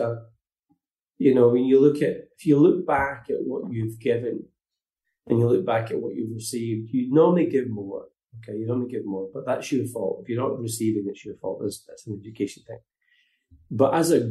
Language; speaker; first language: English; native; English